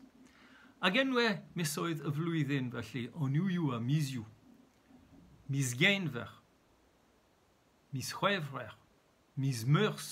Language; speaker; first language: Welsh; native; Welsh